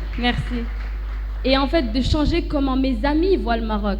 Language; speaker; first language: French; non-native, local second language; Arabic